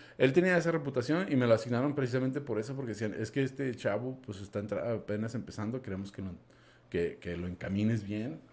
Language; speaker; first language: Spanish; non-native, fluent; English